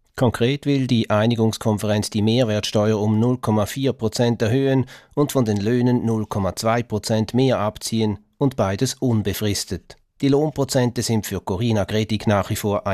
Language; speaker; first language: German; native; German